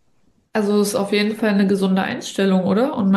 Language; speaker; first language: German; native; German